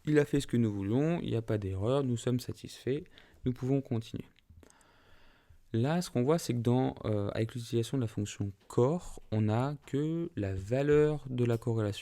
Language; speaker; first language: French; native; French